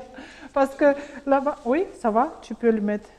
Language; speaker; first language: French; non-native, learner; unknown